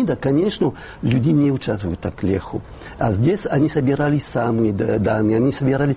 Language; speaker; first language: Russian; non-native, fluent; French